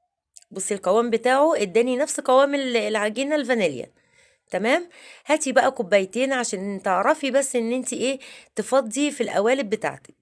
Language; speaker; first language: Arabic; native; Arabic